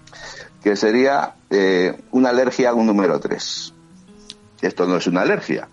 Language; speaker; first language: Spanish; native; Spanish